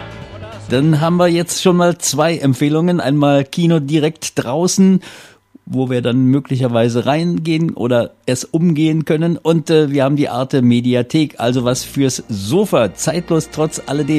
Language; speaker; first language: German; native; German